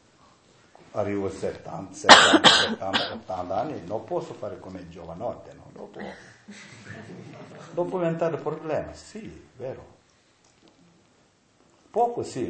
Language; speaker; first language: Italian; non-native, learner; Tibetan